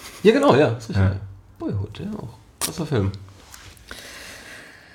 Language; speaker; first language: German; native; German